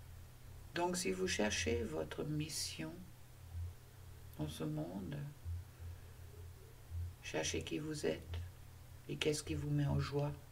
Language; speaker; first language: French; non-native, fluent; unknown